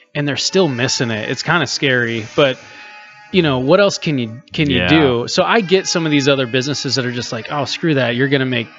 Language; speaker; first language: English; native; English